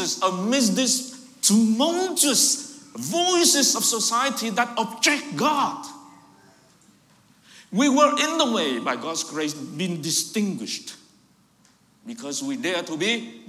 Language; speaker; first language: English; non-native, fluent; Vietnamese